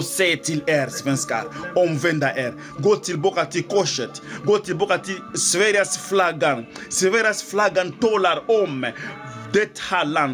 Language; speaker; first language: Swedish; non-native, fluent; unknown